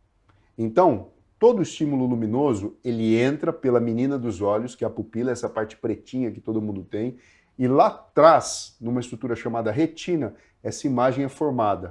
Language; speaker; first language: Portuguese; native; Portuguese